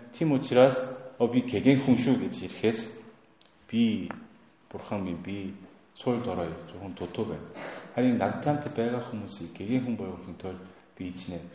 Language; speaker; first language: Mongolian; non-native, fluent; Korean